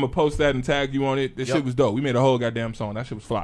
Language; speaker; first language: English; native; English